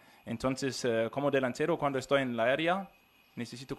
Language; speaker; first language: Portuguese; non-native, learner; Danish